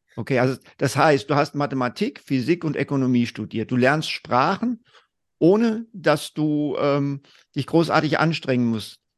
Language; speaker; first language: German; native; German